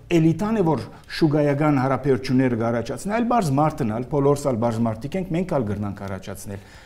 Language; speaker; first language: Armenian; early bilingual, heritage; Armenian